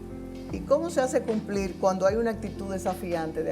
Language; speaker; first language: Spanish; native; Spanish